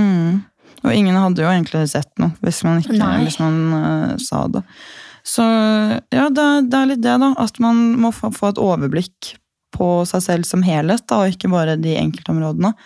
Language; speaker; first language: Norwegian; native; Norwegian